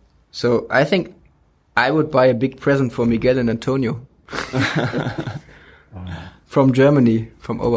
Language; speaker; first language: English; non-native, fluent; German